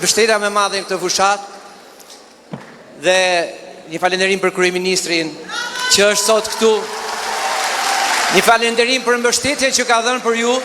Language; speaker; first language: Albanian; native; Albanian